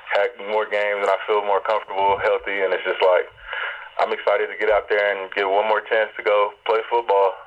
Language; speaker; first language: English; native; English